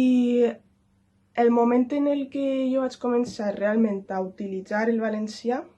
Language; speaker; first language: Catalan; non-native, local second language; Spanish